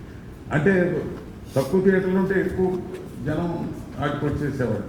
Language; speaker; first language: Telugu; native; Telugu